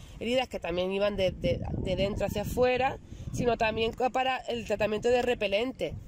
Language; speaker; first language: Spanish; native; Spanish